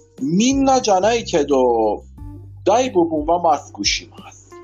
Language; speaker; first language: Japanese; non-native, fluent; Persian